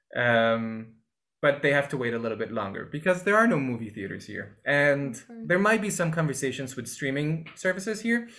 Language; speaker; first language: English; non-native, fluent; Spanish